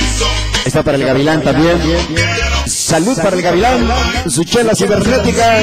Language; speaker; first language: Spanish; native; Spanish